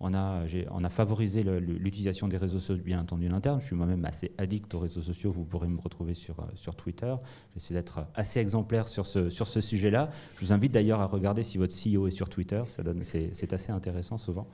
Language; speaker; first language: French; native; French